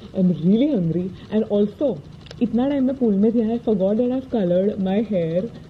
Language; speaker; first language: English; non-native, local second language; Hindi